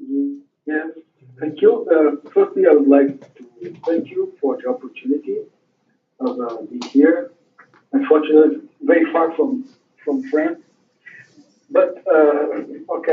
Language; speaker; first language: English; non-native, fluent; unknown